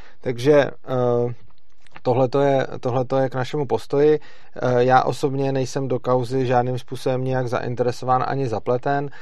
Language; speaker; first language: Czech; native; Czech